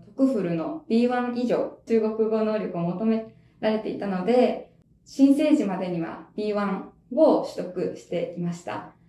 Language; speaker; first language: Japanese; native; Japanese